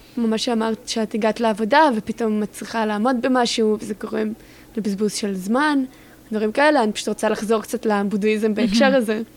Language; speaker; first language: Hebrew; native; Hebrew